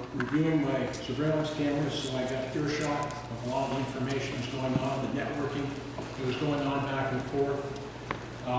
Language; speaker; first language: English; native; English